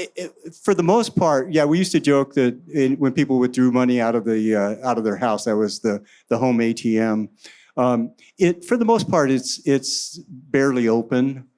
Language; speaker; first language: English; native; English